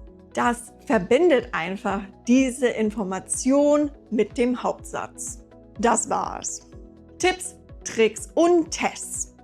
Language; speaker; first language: German; non-native, fluent; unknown